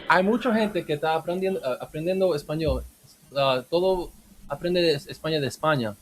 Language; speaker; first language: Spanish; early bilingual, heritage; Spanish